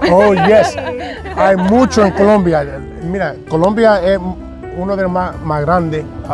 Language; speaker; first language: Spanish; early bilingual, other home language; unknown